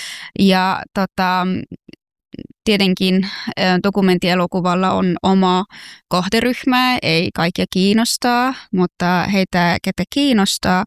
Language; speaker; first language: Finnish; non-native, fluent; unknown